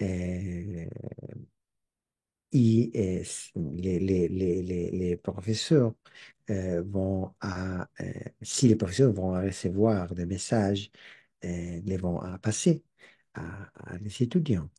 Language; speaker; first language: French; non-native, learner; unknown